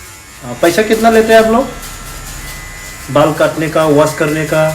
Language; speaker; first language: Hindi; non-native, local second language; Bodo